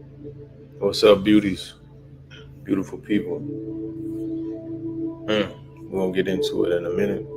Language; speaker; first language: English; native; English